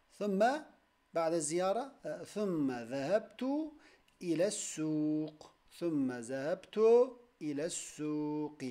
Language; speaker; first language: Arabic; non-native, fluent; Turkish